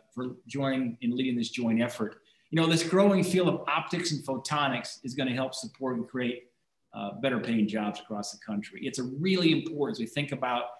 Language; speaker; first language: English; native; English